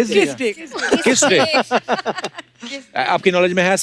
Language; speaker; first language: Hindi; native; Hindi